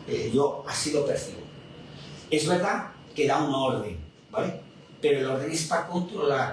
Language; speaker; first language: Spanish; native; Spanish